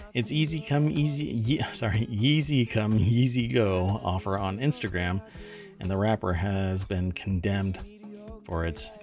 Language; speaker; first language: English; non-native, fluent; German